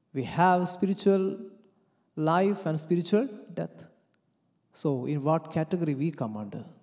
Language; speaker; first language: English; non-native, local second language; Malayalam